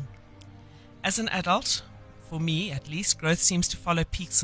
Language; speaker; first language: English; native; English